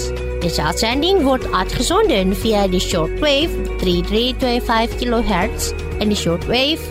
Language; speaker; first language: Dutch; non-native, fluent; Indonesian